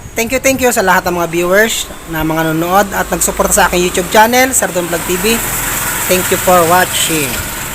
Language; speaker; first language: Filipino; native; Filipino